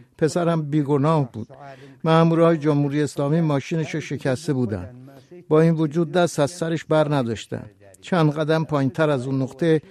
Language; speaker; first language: Persian; non-native, local second language; Kurdish